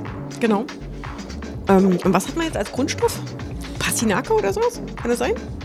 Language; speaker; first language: German; native; German